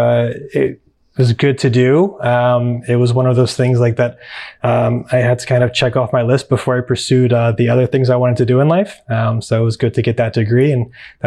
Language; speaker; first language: English; native; English